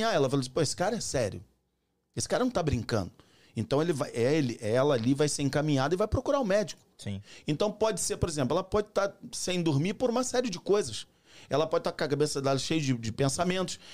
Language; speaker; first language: Portuguese; native; Portuguese